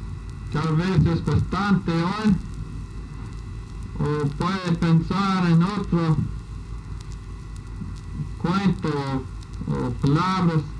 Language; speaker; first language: Spanish; non-native, learner; English